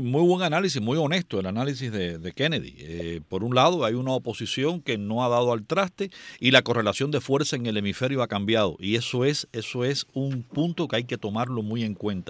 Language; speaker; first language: Spanish; native; Spanish